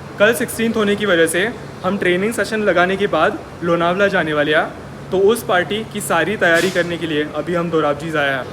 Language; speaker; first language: Hindi; non-native, local second language; Marathi